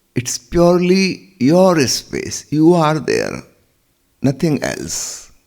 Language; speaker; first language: English; non-native, local second language; Hindi